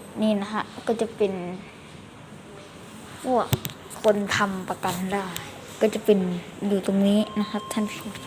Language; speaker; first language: Thai; native; Thai